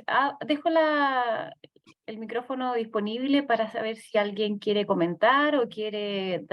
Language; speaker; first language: Spanish; native; Spanish